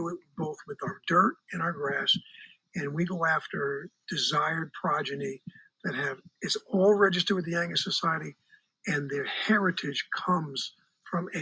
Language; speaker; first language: English; native; English